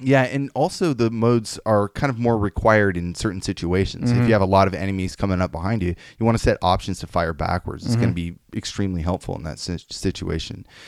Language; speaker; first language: English; native; English